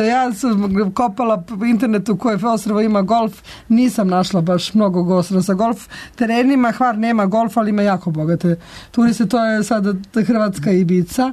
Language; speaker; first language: Serbian; native; Serbian